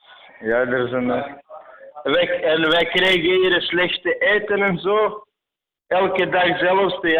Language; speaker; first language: Dutch; non-native, fluent; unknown